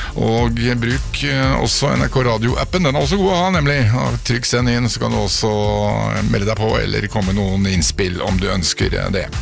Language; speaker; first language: Norwegian; native; Norwegian